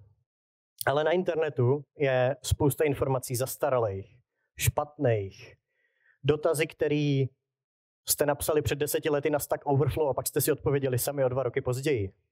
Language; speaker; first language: Czech; native; Czech